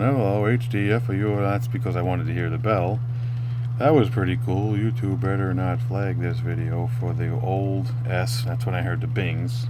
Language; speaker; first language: English; native; English